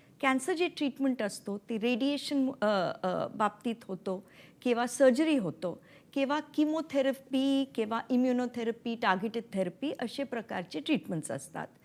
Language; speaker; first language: Marathi; non-native, local second language; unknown